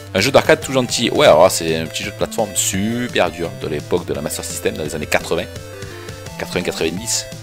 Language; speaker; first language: French; native; French